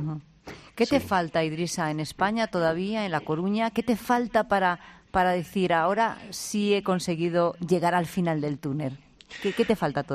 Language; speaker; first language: Spanish; native; Spanish